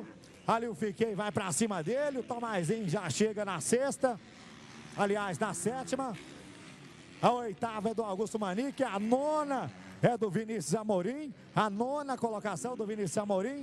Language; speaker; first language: Portuguese; native; Portuguese